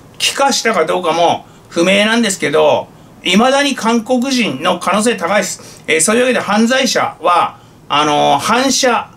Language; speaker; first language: Japanese; native; Japanese